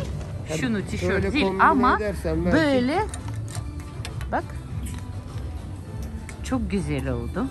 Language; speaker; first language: Turkish; non-native, learner; Russian